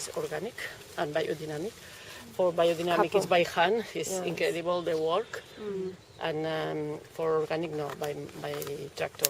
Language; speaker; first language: English; non-native, learner; Catalan